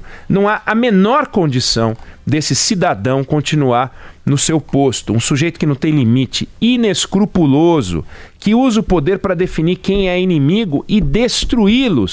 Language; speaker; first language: Portuguese; native; Portuguese